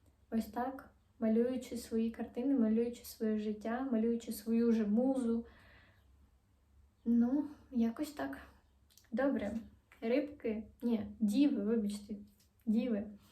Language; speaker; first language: Ukrainian; non-native, local second language; Russian